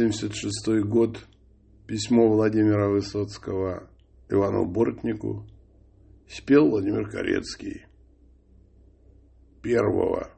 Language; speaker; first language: Russian; native; Russian